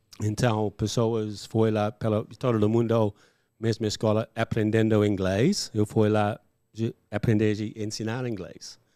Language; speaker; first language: Portuguese; non-native, learner; English